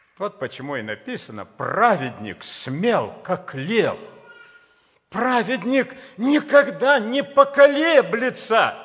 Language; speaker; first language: Russian; native; Russian